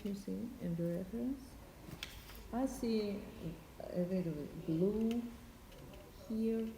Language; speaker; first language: English; non-native, learner; Russian